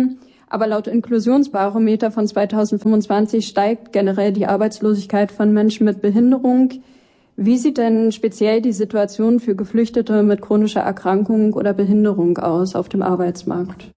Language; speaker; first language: German; native; German